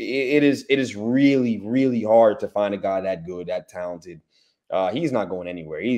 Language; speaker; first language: English; native; English